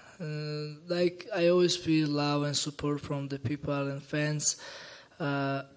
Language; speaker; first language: English; non-native, learner; Georgian